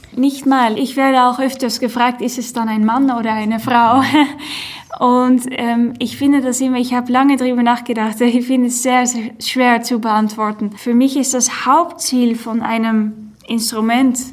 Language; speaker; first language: German; non-native, fluent; Dutch